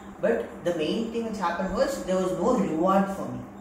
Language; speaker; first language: English; non-native, local second language; Tamil